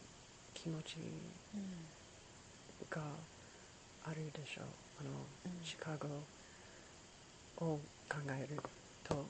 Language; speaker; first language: Japanese; non-native, learner; English